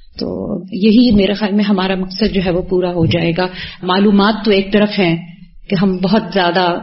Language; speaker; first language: Urdu; native; Urdu